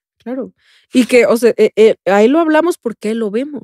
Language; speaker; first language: Spanish; native; Spanish